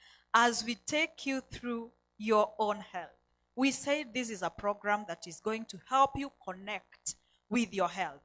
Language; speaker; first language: English; non-native, local second language; Swahili